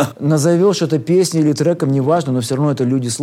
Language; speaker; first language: Russian; native; Russian